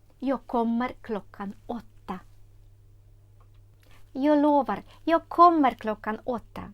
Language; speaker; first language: Swedish; non-native, fluent; Ukrainian